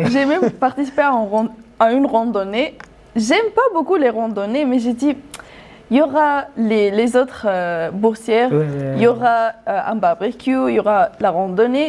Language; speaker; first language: French; non-native, local second language; Arabic